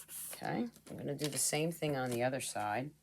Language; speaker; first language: English; native; English